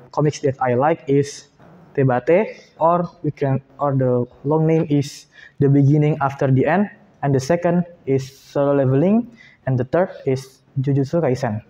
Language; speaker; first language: English; non-native, learner; Indonesian